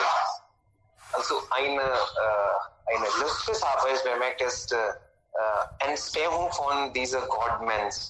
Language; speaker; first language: German; non-native, learner; Hindi